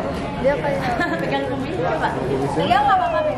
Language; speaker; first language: Indonesian; native; Indonesian